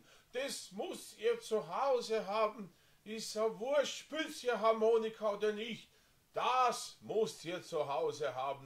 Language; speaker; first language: German; non-native, fluent; Slovenian